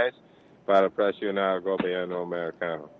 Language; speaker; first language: Portuguese; non-native, fluent; English